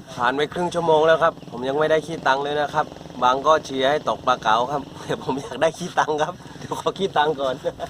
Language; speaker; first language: Thai; native; Thai